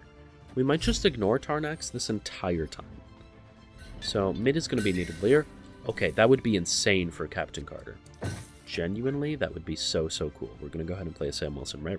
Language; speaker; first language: English; native; English